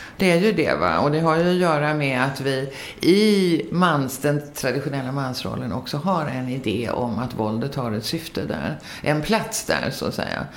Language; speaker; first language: Swedish; native; Swedish